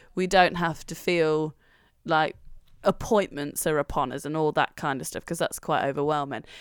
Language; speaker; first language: English; native; English